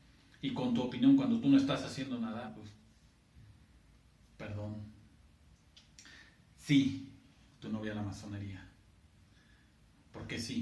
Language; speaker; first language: Spanish; native; Spanish